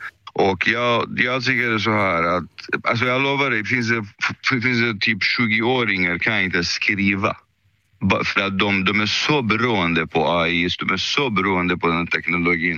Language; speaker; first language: Swedish; early bilingual, other home language; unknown